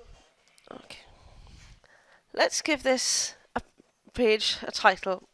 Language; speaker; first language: English; native; English